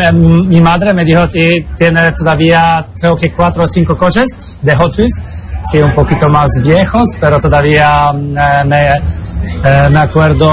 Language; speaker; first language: Spanish; non-native, learner; Polish